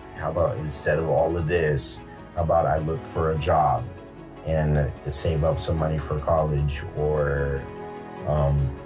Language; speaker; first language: English; native; English